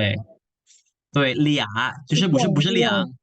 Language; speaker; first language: Chinese; non-native, fluent; Indonesian